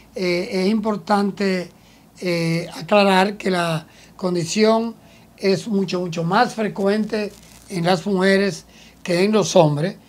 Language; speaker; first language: Spanish; native; Spanish